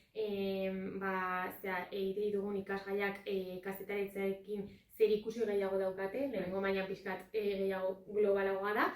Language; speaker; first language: Basque; native; Basque